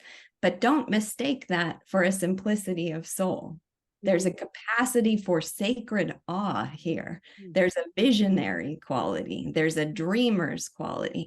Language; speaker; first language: English; native; English